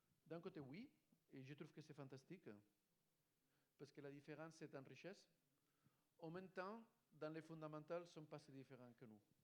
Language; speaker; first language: French; non-native, fluent; Spanish